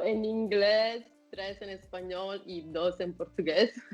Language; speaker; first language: Spanish; non-native, fluent; Italian